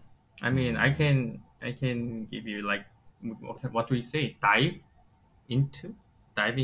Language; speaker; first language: English; non-native, fluent; Korean